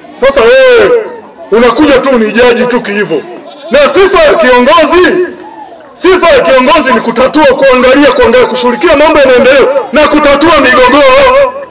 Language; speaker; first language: Swahili; native; Swahili